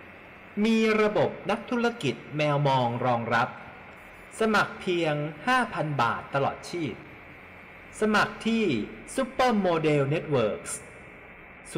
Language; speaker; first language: Thai; native; Thai